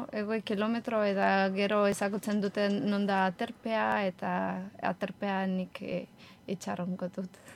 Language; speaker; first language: Basque; non-native, learner; Ukrainian